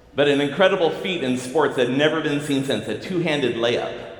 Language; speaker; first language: English; native; English